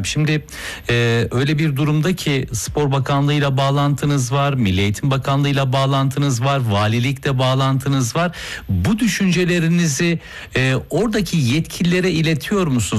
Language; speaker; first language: Turkish; native; Turkish